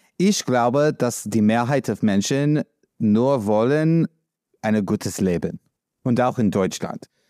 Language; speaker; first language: German; non-native, learner; English